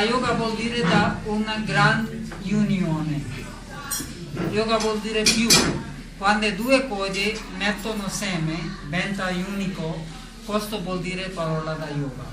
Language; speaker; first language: Italian; non-native, learner; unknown